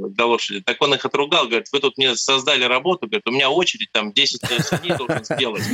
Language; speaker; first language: Russian; native; Russian